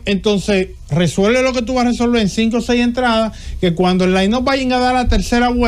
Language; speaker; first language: Spanish; native; Spanish